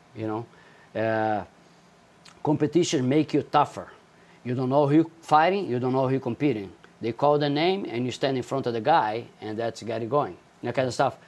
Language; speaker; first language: English; non-native, fluent; Portuguese